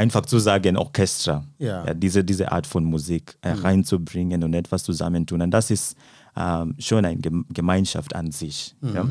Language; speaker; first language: German; non-native, fluent; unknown